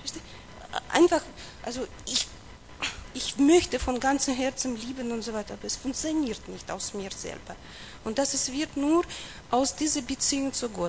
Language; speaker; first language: German; non-native, learner; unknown